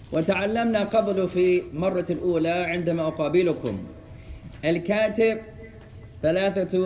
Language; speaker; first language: Arabic; non-native, fluent; English